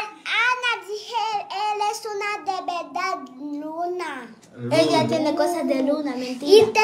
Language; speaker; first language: Spanish; non-native, learner; Haitian Creole